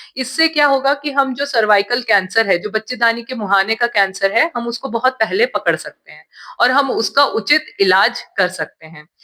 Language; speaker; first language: Hindi; native; Hindi